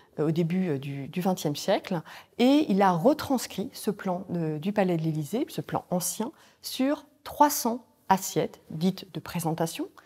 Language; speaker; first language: French; native; French